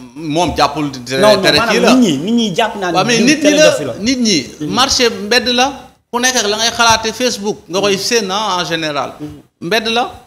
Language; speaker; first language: Wolof; native; Wolof